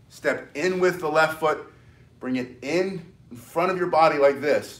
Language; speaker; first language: English; native; English